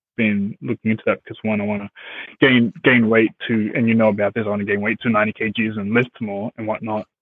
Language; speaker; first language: English; early bilingual, other home language; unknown